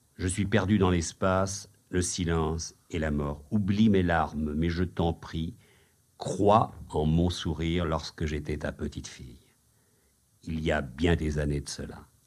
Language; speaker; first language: French; native; French